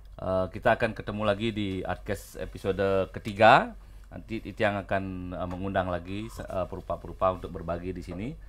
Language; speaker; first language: Indonesian; non-native, local second language; Balinese